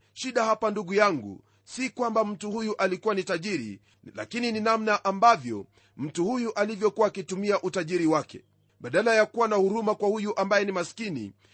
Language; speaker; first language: Swahili; non-native, local second language; Luyia